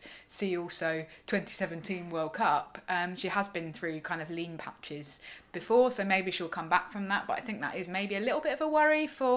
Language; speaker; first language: English; native; English